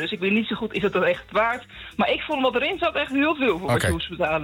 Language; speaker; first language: Dutch; native; Dutch